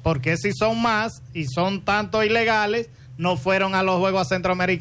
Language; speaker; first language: Spanish; native; Spanish